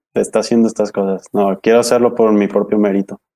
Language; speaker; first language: Spanish; native; Spanish